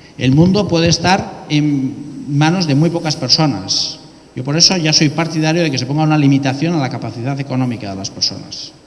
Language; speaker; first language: Spanish; native; Spanish